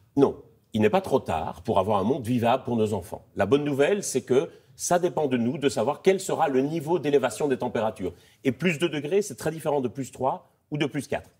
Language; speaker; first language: French; native; French